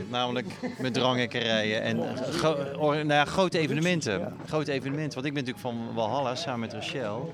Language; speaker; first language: Dutch; native; Dutch